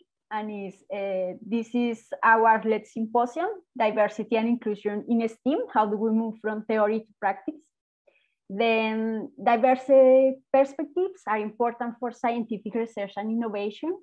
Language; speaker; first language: English; non-native, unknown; Spanish